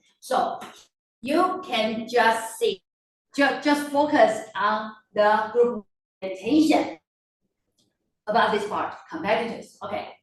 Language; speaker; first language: English; non-native, fluent; Chinese